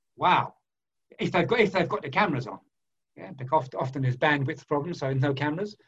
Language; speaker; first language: English; native; English